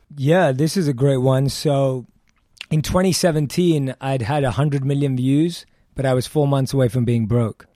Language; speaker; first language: English; native; English